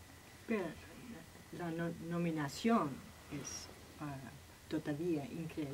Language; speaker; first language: Spanish; non-native, learner; English